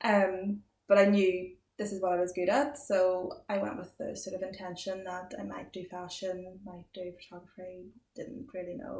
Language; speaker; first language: English; native; English